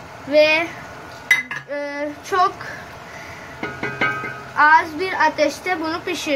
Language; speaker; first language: Turkish; non-native, learner; Urdu